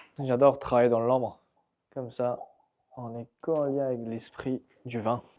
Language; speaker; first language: French; non-native, fluent; Persian